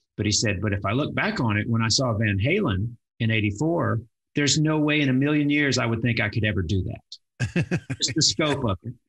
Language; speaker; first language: English; native; English